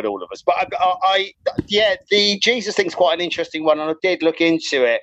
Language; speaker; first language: English; native; English